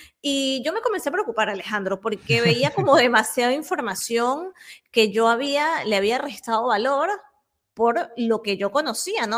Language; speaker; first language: Spanish; native; Spanish